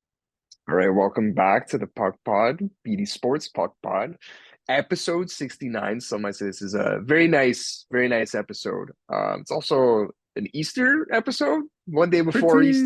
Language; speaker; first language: English; native; English